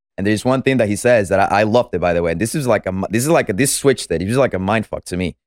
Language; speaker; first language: English; non-native, fluent; Spanish